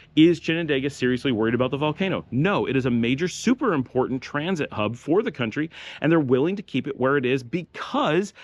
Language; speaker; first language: English; native; English